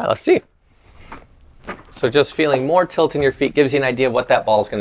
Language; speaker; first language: English; native; English